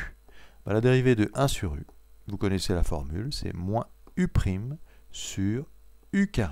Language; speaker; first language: French; native; French